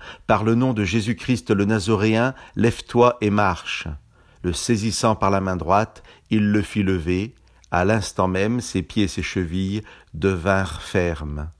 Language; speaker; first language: French; native; French